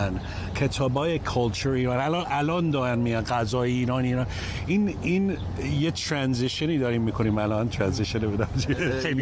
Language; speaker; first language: Persian; early bilingual, heritage; English